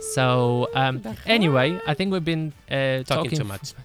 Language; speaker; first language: English; early bilingual, other home language; Lithuanian